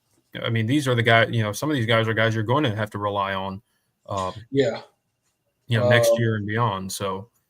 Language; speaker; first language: English; native; English